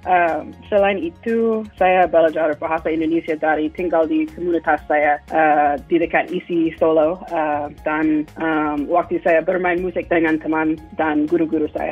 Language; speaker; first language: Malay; non-native, fluent; English